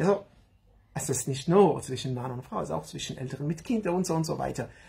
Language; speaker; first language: German; non-native, learner; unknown